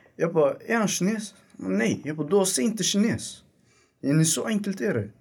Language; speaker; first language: Swedish; early bilingual, other home language; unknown